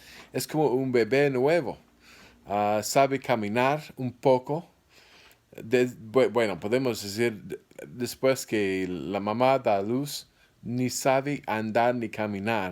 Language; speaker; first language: Spanish; non-native, fluent; English